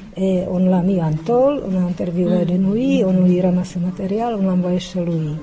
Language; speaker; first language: French; non-native, fluent; Czech